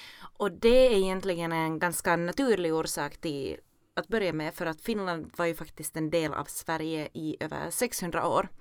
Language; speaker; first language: Swedish; native; Swedish